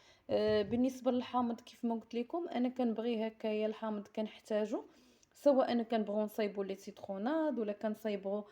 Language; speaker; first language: Arabic; native; Arabic